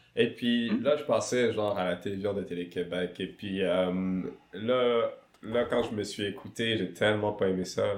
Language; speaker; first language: French; early bilingual, other home language; Swahili